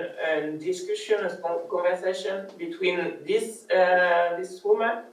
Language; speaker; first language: English; non-native, learner; French